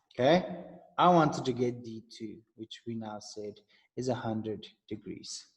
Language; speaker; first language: English; non-native, local second language; Afrikaans